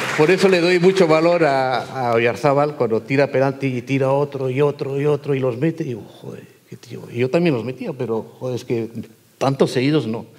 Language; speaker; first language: Spanish; native; Spanish